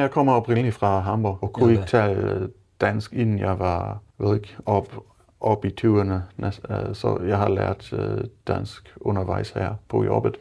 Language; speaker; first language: Danish; non-native, fluent; German